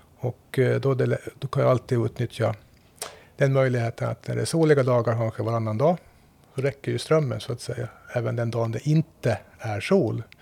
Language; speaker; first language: Swedish; native; Swedish